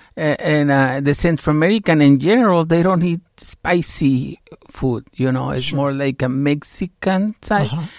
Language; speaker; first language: English; non-native, fluent; Spanish